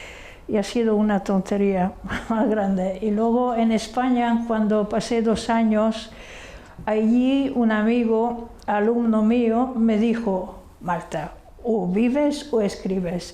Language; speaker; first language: Spanish; non-native, fluent; Hungarian